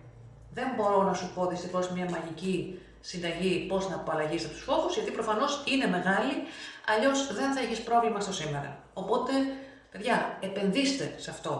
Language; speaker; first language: Greek; native; Greek